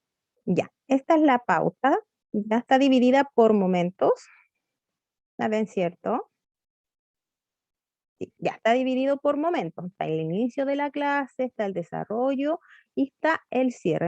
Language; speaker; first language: Spanish; native; Spanish